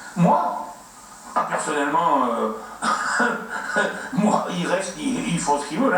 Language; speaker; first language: French; native; French